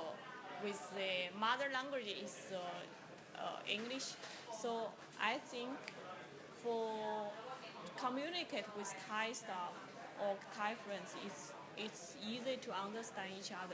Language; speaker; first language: English; non-native, learner; Chinese